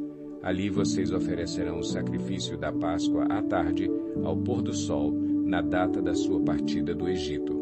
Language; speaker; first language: Portuguese; native; Portuguese